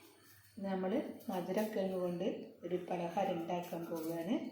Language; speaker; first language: Malayalam; native; Malayalam